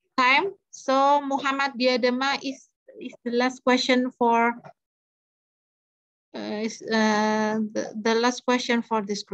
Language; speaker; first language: English; non-native, fluent; Indonesian